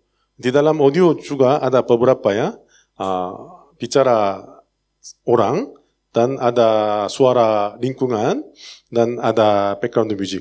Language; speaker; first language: Indonesian; non-native, learner; Korean